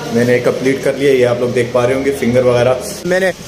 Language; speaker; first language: Urdu; native; Urdu